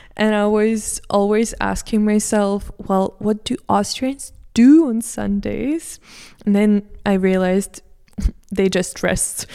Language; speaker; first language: English; non-native, fluent; Russian